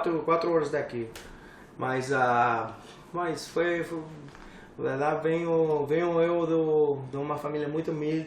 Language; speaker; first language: Portuguese; non-native, learner; English